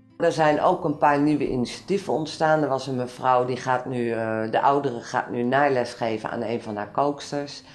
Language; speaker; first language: Dutch; native; Dutch